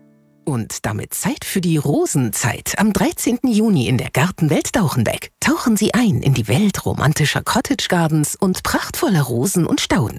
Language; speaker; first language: German; native; German